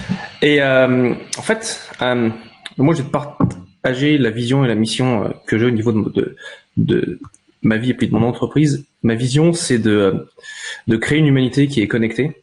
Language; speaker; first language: French; native; French